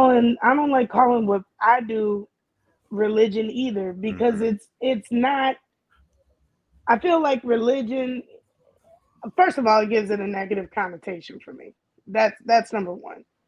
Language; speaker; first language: English; early bilingual, other home language; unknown